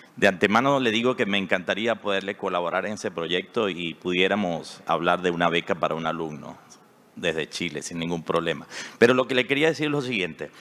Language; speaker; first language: Spanish; native; Spanish